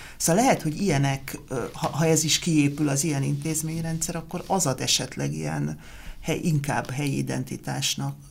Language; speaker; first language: Hungarian; native; Hungarian